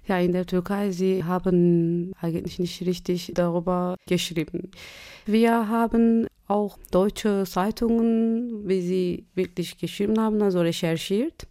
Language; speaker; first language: German; non-native, fluent; Turkish